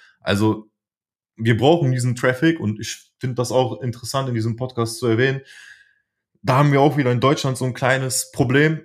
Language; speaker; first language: German; early bilingual, other home language; Polish